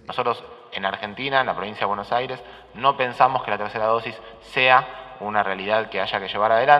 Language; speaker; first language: Spanish; native; Spanish